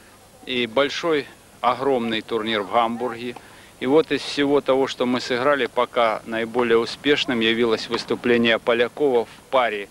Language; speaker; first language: Russian; native; Russian